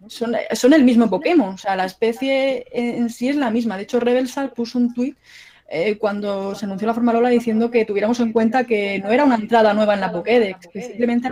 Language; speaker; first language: Spanish; native; Spanish